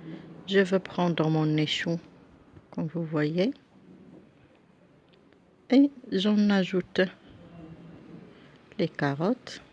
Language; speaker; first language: French; non-native, local second language; Arabic